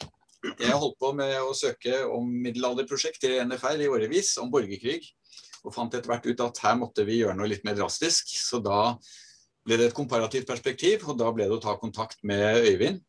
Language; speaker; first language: Norwegian; native; Norwegian